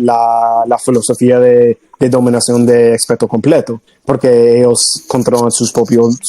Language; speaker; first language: Spanish; non-native, fluent; English